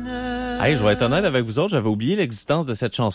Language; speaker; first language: French; native; French